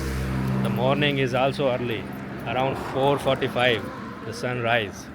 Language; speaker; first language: English; non-native, local second language; Urdu